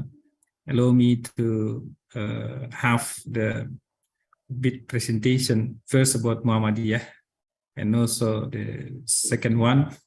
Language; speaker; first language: English; non-native, learner; Indonesian